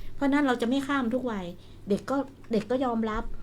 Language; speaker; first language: Thai; native; Thai